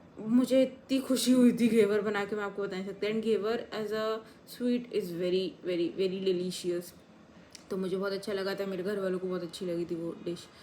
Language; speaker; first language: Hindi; native; Hindi